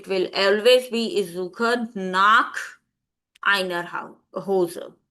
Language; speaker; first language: German; non-native, fluent; Hindi